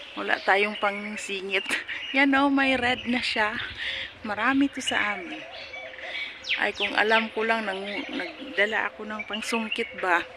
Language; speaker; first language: Filipino; non-native, local second language; Hiligaynon